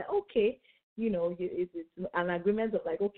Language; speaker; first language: English; non-native, local second language; Yoruba